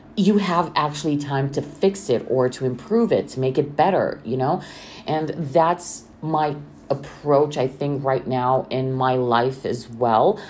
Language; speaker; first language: English; non-native, fluent; Romanian